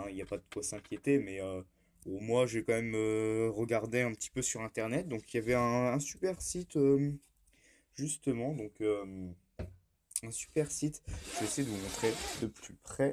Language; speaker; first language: French; native; French